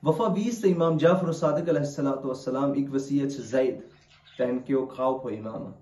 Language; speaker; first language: Danish; non-native, local second language; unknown